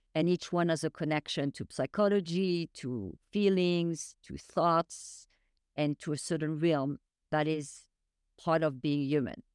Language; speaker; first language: English; non-native, fluent; French